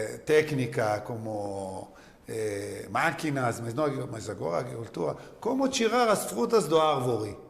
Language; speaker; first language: Portuguese; non-native, learner; Hebrew